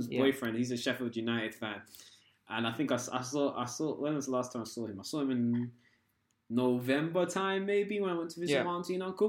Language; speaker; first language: English; native; English